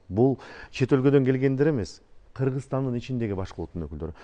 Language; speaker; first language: Kyrgyz; native; Kyrgyz